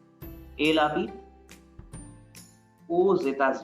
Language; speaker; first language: French; non-native, fluent; Bangla